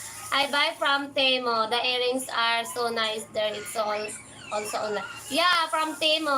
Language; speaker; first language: English; non-native, learner; Filipino